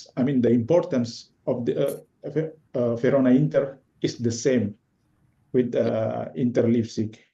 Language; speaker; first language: English; non-native, fluent; Italian